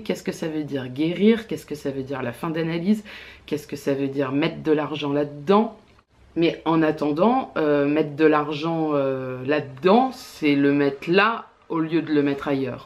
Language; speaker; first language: French; native; French